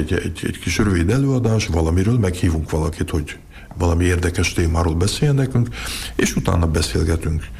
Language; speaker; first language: Hungarian; early bilingual, heritage; Hungarian